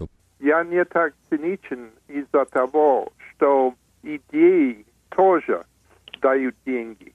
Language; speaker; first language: Russian; non-native, fluent; English